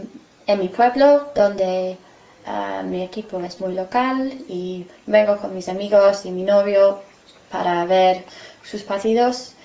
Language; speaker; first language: Spanish; non-native, fluent; English